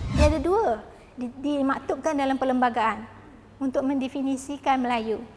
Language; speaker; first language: Malay; native; Malay